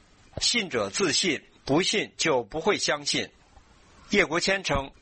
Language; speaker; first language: Chinese; native; Chinese